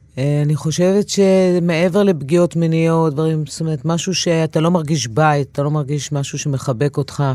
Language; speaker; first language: Hebrew; native; Hebrew